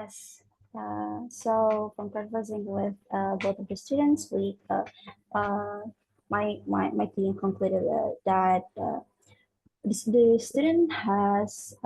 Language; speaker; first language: English; non-native, fluent; Indonesian